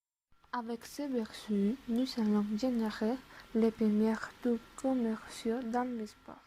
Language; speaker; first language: French; non-native, learner; Spanish